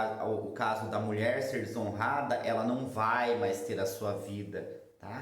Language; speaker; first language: Portuguese; native; Portuguese